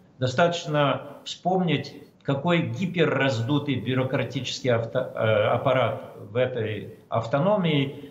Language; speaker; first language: Russian; non-native, local second language; Romanian